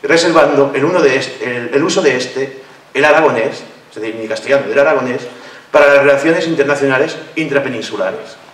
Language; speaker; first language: Spanish; non-native, local second language; Catalan